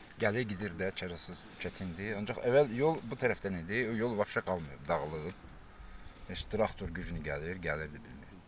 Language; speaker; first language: Azerbaijani; non-native, local second language; Lezghian